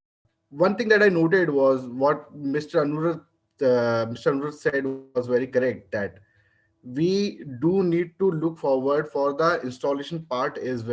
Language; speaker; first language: English; non-native, local second language; Hindi